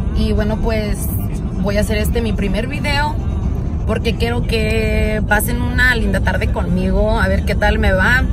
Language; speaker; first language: Spanish; early bilingual, heritage; Spanish